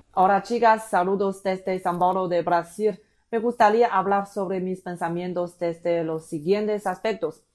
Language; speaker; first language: Spanish; non-native, fluent; Chinese